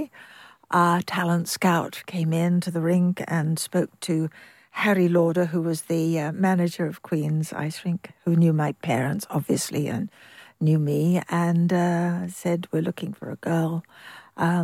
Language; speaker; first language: English; native; English